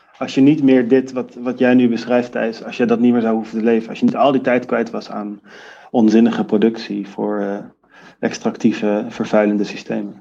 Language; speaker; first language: Dutch; native; Dutch